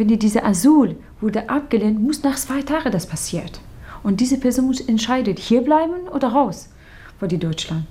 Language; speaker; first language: German; non-native, learner; Persian